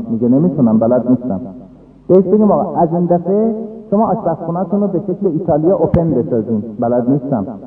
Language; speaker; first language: Persian; non-native, local second language; Azerbaijani